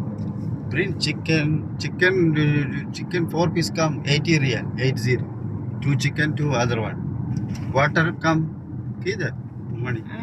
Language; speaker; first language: English; non-native, learner; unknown